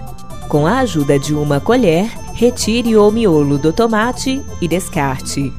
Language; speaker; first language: Portuguese; native; Portuguese